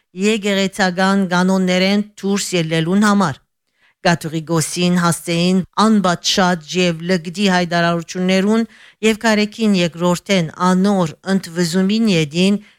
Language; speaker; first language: Armenian; early bilingual, heritage; Armenian